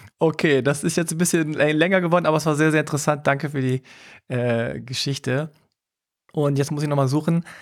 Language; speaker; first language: German; early bilingual, other home language; Korean